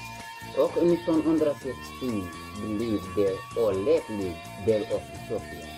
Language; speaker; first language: Swedish; non-native, learner; Tigrinya